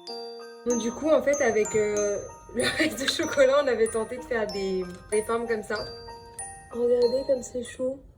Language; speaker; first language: French; native; French